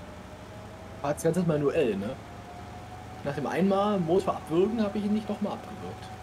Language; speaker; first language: German; native; German